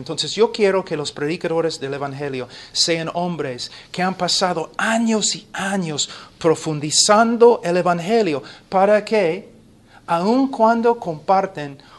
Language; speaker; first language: Spanish; non-native, fluent; English